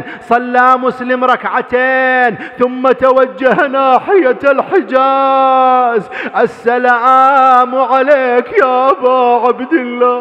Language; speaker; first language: Arabic; native; Arabic